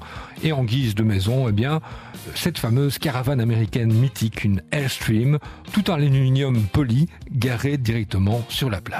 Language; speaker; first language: French; native; French